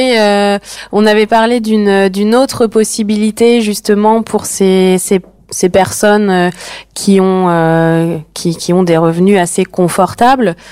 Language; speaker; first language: French; native; French